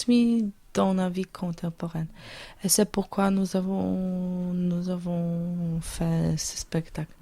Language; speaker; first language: French; non-native, learner; Polish